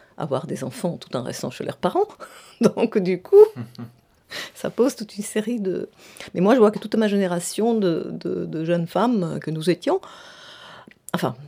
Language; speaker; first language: French; non-native, fluent; Italian